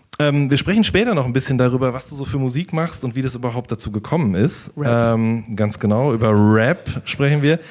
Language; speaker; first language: German; native; German